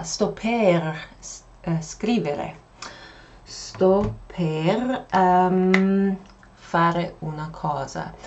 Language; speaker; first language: Italian; non-native, fluent; English